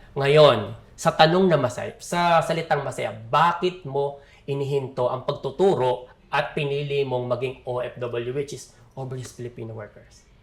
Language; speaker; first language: Filipino; native; Filipino